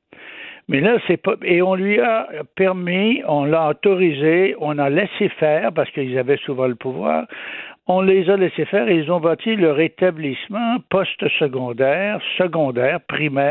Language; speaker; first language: French; native; French